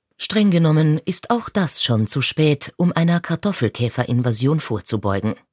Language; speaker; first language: German; native; German